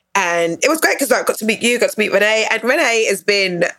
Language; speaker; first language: English; native; English